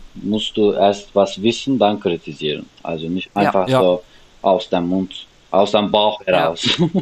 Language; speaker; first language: German; non-native, fluent; Turkish